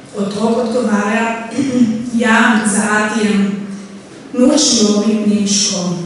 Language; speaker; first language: Slovenian; non-native, local second language; German